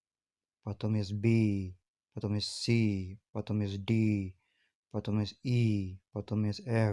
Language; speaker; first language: Russian; non-native, learner; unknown